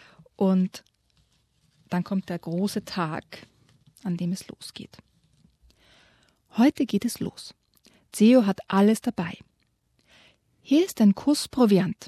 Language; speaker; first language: German; native; German